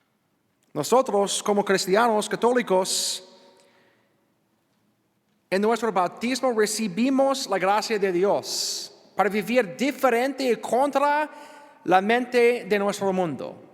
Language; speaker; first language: Spanish; non-native, learner; English